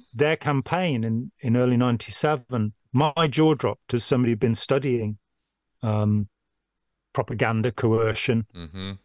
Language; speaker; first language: English; native; English